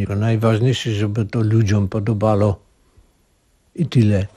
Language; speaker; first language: Polish; non-native, learner; Armenian